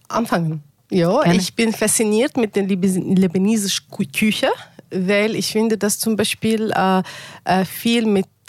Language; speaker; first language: German; non-native, learner; Arabic